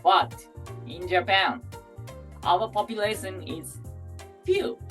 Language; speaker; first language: English; non-native, learner; Japanese